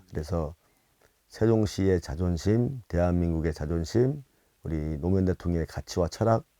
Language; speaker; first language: Korean; native; Korean